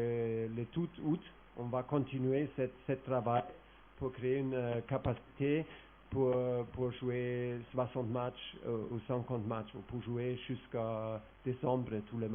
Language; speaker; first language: French; non-native, fluent; German